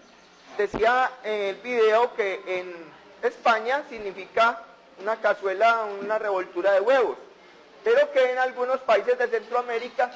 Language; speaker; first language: Spanish; native; Spanish